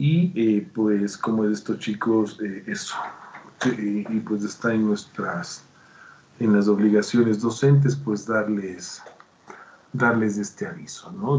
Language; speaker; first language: Spanish; native; Spanish